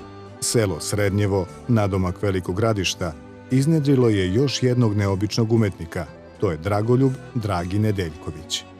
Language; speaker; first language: Bosnian; native; Bosnian